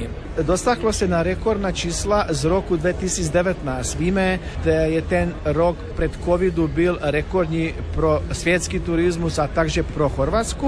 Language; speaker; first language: Czech; non-native, learner; Croatian